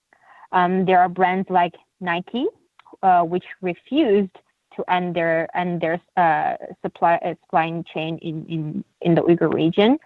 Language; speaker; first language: English; non-native, fluent; Uyghur